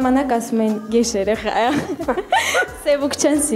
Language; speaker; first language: Armenian; early bilingual, heritage; Armenian